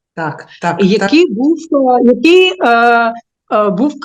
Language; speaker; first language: Ukrainian; non-native, local second language; Russian